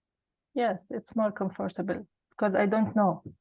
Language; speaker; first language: English; non-native, learner; Arabic